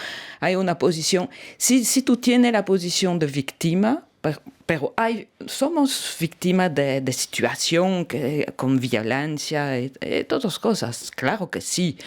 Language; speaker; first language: Spanish; non-native, learner; French